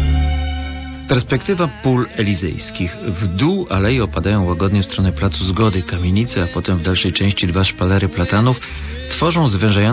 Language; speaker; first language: Polish; native; Polish